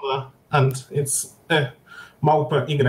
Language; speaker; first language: English; non-native, learner; Polish